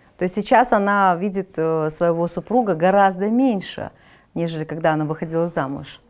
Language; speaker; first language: Russian; native; Russian